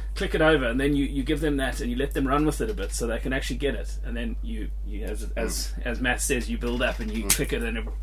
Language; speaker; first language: English; native; English